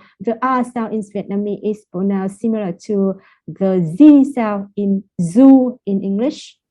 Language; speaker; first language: English; non-native, fluent; Vietnamese